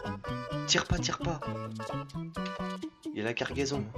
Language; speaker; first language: French; native; French